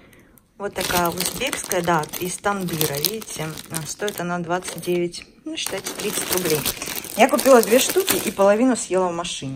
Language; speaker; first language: Russian; native; Russian